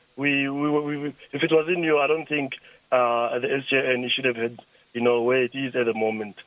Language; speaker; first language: English; non-native, local second language; Tsonga